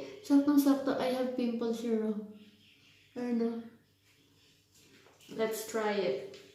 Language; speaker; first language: English; non-native, local second language; Filipino